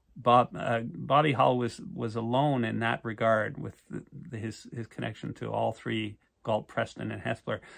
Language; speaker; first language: English; native; English